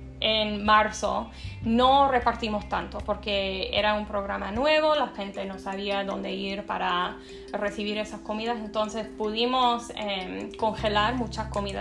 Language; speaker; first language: Spanish; non-native, fluent; English